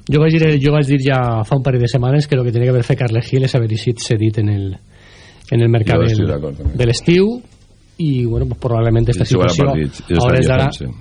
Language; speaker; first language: Catalan; native; Catalan